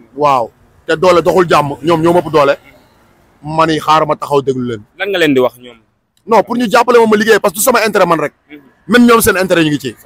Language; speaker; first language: Wolof; native; Wolof